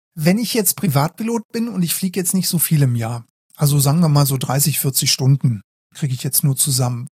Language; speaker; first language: German; native; German